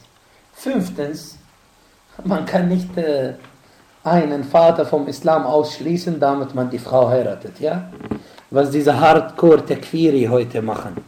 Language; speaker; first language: German; non-native, fluent; Arabic